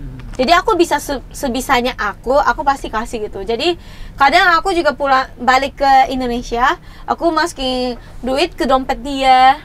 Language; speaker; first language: Indonesian; non-native, fluent; Japanese